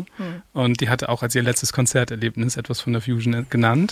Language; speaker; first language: German; native; German